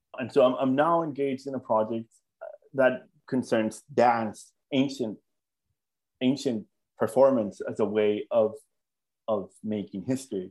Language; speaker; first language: English; non-native, fluent; Spanish